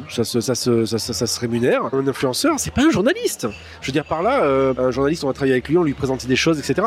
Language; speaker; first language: French; native; French